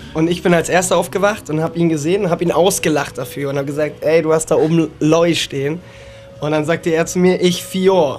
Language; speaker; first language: German; native; German